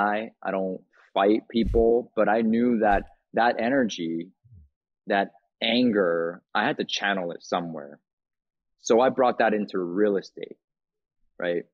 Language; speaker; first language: English; early bilingual, other home language; Chinese